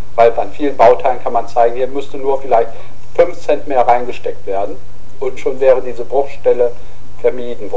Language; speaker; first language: German; native; German